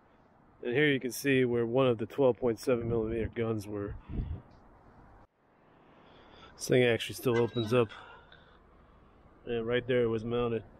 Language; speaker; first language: English; native; English